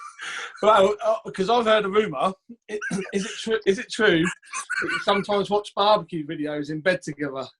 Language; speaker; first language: English; native; English